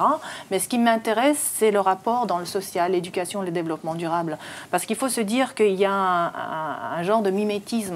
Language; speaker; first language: French; native; French